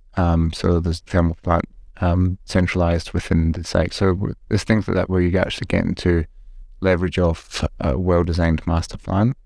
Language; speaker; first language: English; native; English